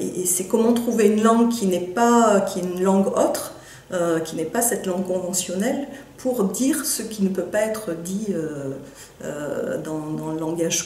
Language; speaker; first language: French; native; French